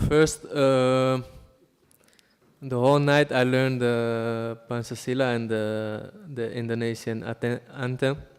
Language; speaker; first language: English; non-native, fluent; Dutch